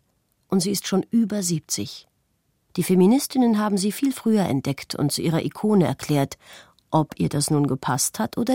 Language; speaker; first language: German; native; German